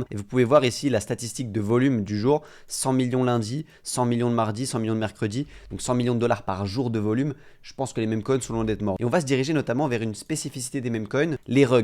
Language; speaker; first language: French; native; French